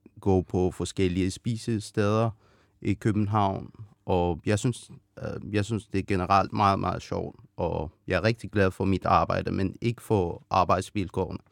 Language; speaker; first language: Danish; non-native, fluent; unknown